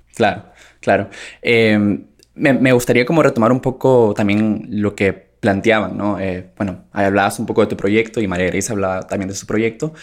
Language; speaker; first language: Spanish; native; Spanish